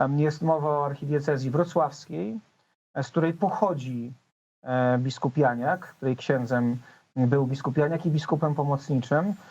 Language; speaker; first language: Polish; native; Polish